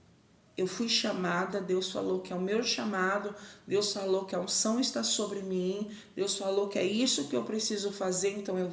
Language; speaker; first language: Portuguese; native; Portuguese